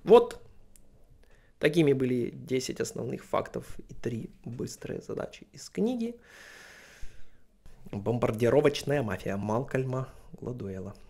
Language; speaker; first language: Russian; native; Russian